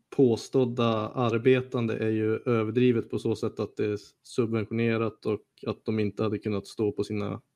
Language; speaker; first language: Swedish; native; Swedish